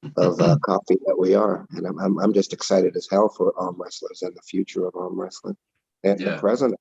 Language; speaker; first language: English; native; English